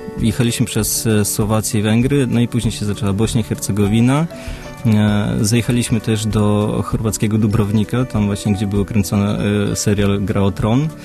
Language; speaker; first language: Polish; early bilingual, other home language; Russian